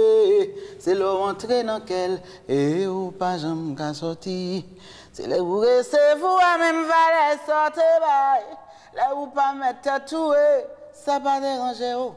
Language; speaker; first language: French; native; French